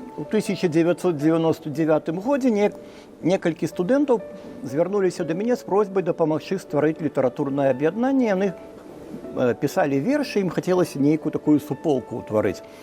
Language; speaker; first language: Belarusian; non-native, local second language; Russian